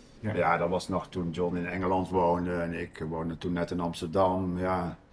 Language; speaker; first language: Dutch; native; Dutch